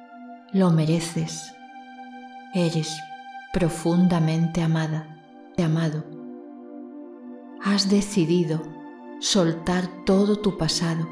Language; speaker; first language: Spanish; native; Spanish